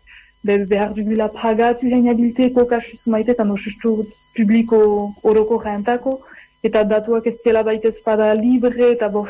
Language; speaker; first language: Basque; native; Basque